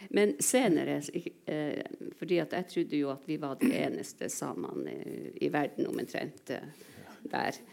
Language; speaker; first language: Norwegian; non-native, local second language; Northern Sami